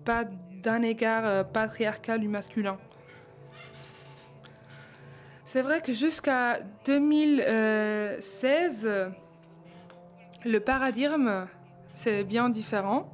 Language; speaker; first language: French; non-native, fluent; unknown